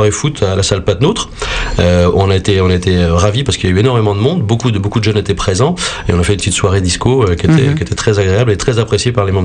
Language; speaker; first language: French; native; French